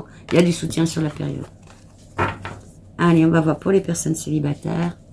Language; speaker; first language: French; native; French